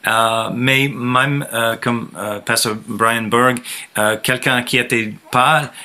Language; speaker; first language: French; non-native, fluent; English